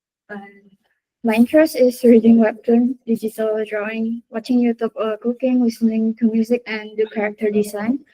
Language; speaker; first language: English; non-native, learner; Indonesian